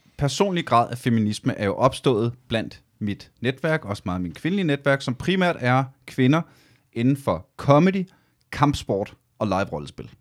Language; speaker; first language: Danish; native; Danish